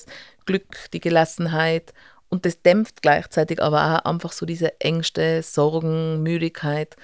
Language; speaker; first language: German; native; German